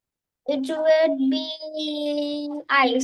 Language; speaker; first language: English; non-native, fluent; Hindi